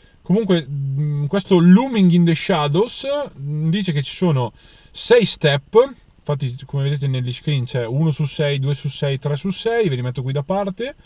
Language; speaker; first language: Italian; native; Italian